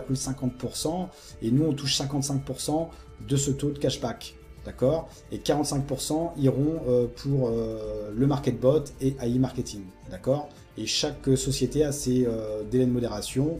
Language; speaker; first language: French; native; French